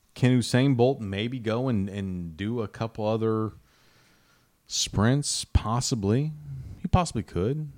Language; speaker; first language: English; native; English